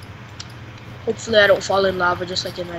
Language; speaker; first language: English; native; English